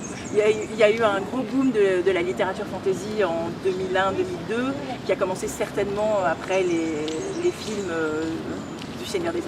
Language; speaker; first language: French; native; French